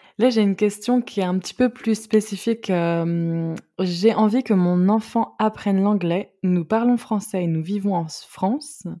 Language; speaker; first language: French; native; French